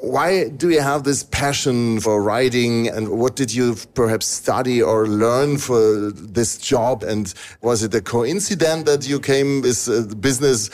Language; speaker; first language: English; non-native, fluent; German